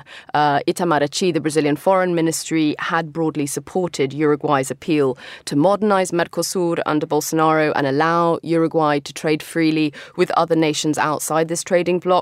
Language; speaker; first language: English; native; English